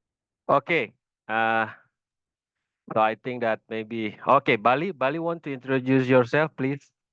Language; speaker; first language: English; non-native, fluent; Indonesian